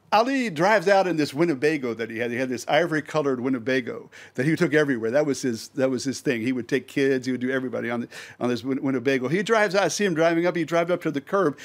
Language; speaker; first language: English; native; English